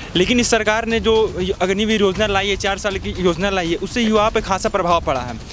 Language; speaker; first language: Hindi; native; Hindi